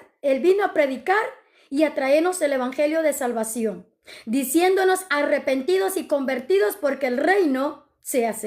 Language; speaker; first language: Spanish; native; Spanish